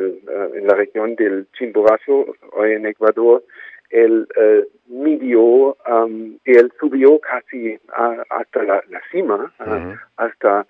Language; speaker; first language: Spanish; non-native, fluent; German